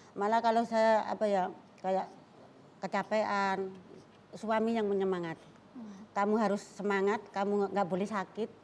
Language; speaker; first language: Indonesian; non-native, local second language; Javanese